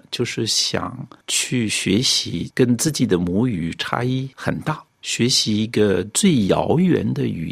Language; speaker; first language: Chinese; non-native, fluent; French